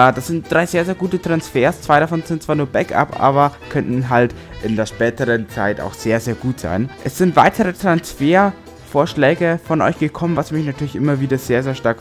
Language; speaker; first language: German; native; German